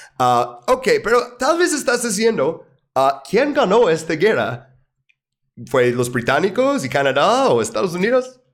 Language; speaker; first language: Spanish; non-native, fluent; English